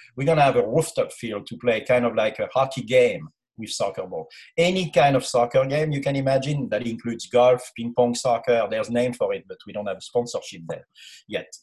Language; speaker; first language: English; non-native, fluent; French